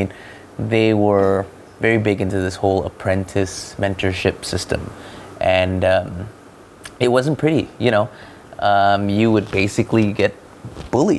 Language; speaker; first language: English; non-native, local second language; Malay